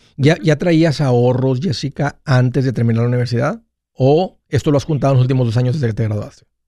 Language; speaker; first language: Spanish; native; Spanish